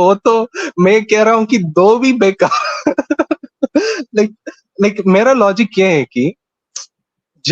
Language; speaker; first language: Hindi; non-native, local second language; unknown